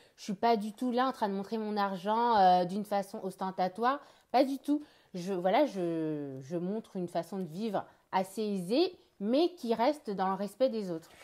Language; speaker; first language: French; native; French